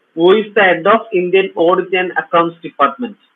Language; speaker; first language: English; non-native, local second language; Malayalam